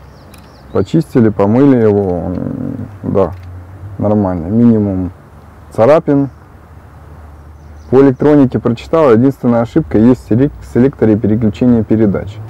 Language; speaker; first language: Russian; native; Russian